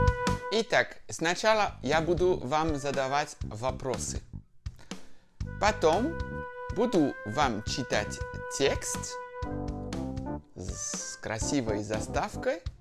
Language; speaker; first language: Russian; non-native, fluent; French